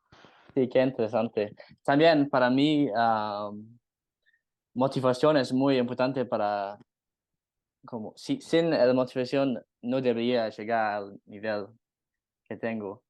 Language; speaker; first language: Spanish; non-native, learner; English